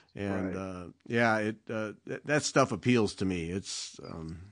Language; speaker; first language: English; native; English